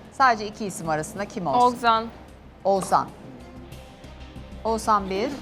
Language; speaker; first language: Turkish; native; Turkish